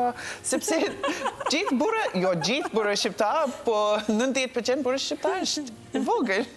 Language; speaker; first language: Albanian; non-native, learner; English